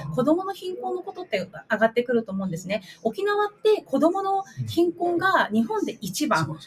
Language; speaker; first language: Japanese; native; Japanese